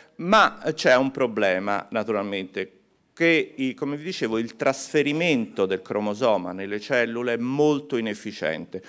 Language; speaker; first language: Italian; native; Italian